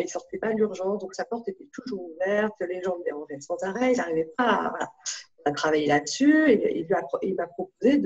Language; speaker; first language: French; native; French